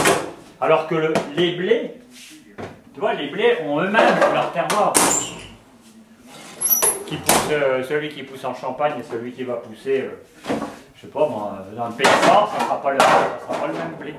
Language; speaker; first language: French; native; French